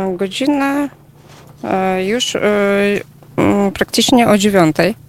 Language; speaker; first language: Polish; non-native, learner; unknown